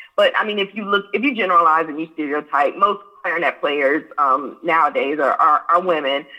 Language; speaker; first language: English; native; English